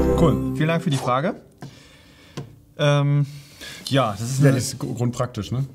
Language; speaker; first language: German; native; German